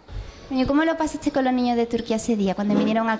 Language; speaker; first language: Spanish; native; Spanish